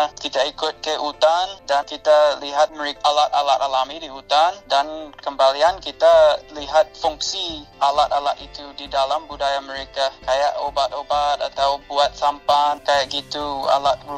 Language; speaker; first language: Indonesian; non-native, fluent; English